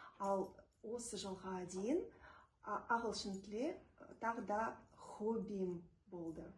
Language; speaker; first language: Kazakh; non-native, local second language; Russian